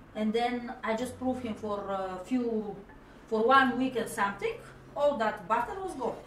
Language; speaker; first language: English; non-native, fluent; Bulgarian